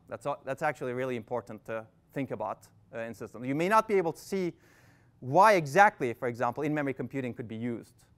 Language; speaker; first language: English; non-native, fluent; Turkish